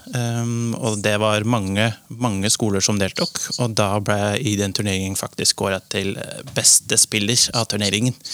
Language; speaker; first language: Norwegian; non-native, fluent; Dutch